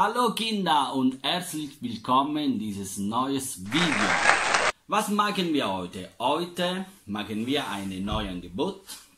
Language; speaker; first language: German; non-native, learner; Italian